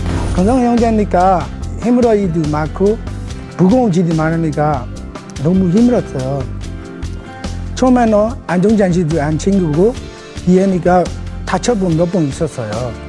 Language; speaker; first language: Korean; non-native, fluent; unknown